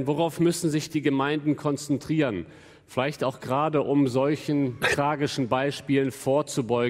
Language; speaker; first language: German; native; German